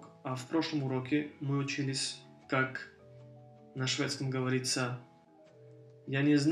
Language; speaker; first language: Russian; early bilingual, heritage; Russian